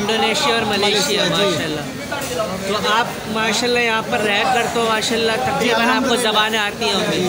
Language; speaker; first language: Hindi; native; Hindi